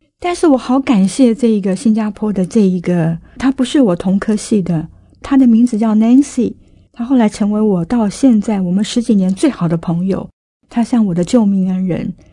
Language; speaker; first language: Chinese; native; Chinese